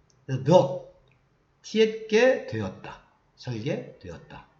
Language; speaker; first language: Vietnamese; non-native, fluent; Korean